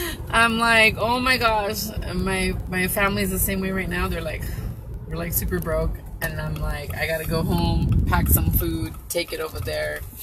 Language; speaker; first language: English; early bilingual, other home language; Spanish